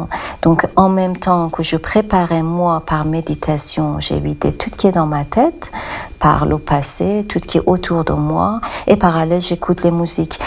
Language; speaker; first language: French; non-native, learner; Persian